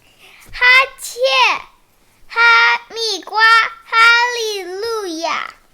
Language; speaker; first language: Chinese; early bilingual, heritage; Chinese